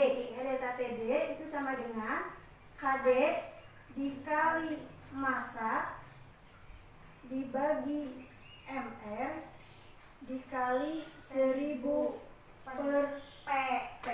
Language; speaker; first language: Indonesian; native; Indonesian